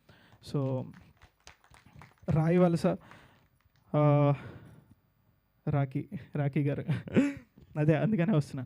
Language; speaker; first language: Telugu; native; Telugu